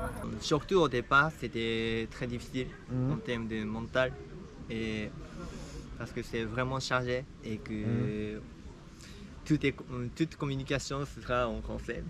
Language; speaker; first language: French; non-native, fluent; Japanese